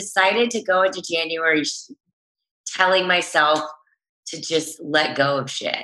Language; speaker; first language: English; native; English